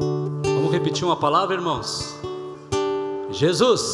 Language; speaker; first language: Portuguese; native; Portuguese